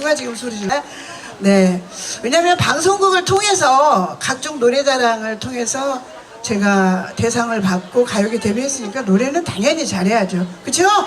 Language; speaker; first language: Korean; native; Korean